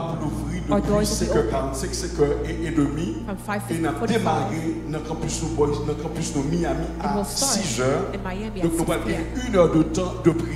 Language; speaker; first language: French; non-native, local second language; Haitian Creole